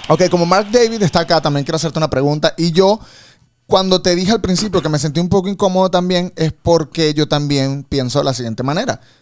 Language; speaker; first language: Spanish; native; Spanish